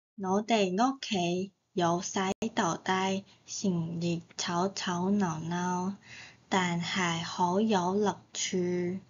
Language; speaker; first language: Cantonese; non-native, learner; Chinese